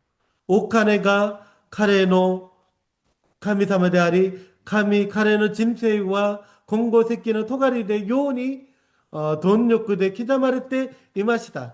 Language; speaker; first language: Japanese; non-native, fluent; Korean